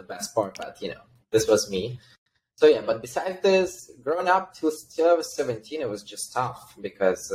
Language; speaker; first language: English; non-native, fluent; Ukrainian